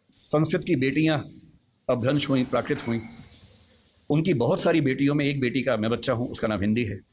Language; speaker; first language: Hindi; native; Hindi